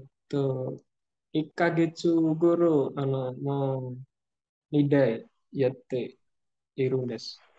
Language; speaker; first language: Japanese; non-native, learner; Javanese